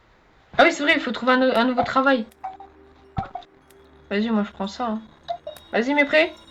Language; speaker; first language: French; native; French